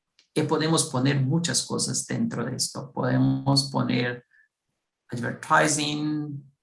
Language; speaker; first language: Spanish; non-native, fluent; Portuguese